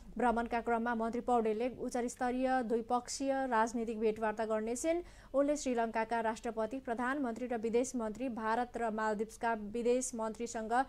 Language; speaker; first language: Nepali; non-native, local second language; Maithili